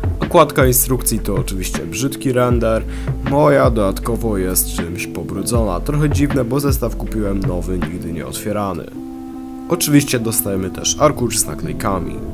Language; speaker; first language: Polish; native; Polish